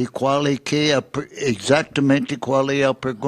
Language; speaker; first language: Portuguese; non-native, fluent; English